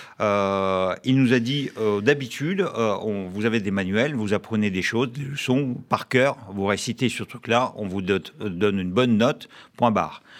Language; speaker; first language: French; non-native, fluent; Russian